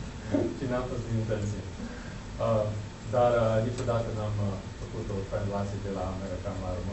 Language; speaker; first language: Romanian; non-native, learner; English